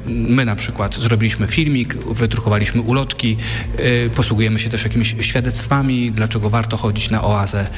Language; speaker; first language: Polish; native; Polish